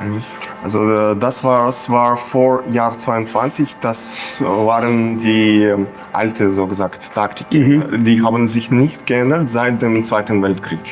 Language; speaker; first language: German; non-native, fluent; Ukrainian